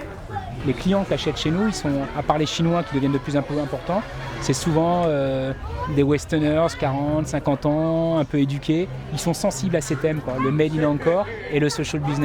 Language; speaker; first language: French; native; French